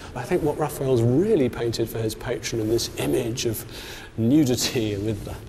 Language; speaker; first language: English; native; English